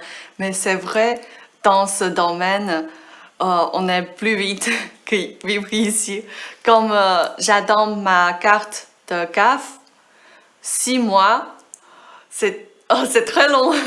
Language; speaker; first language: French; non-native, fluent; Chinese